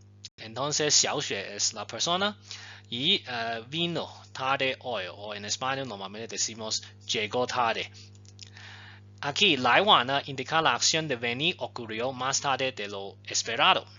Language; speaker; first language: Spanish; non-native, fluent; Chinese